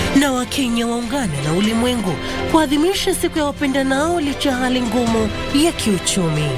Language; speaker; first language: Swahili; non-native, local second language; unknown